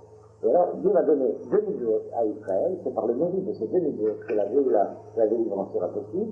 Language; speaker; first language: French; native; French